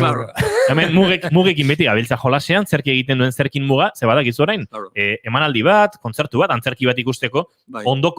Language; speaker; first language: Basque; native; Basque